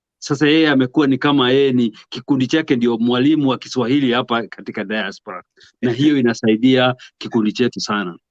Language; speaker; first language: Swahili; non-native, local second language; Kikuyu